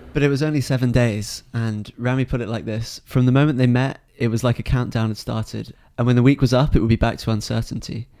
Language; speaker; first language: English; native; English